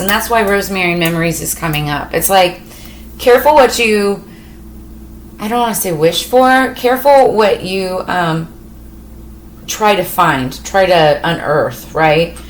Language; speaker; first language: English; native; English